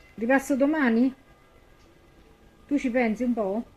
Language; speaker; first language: Italian; native; Italian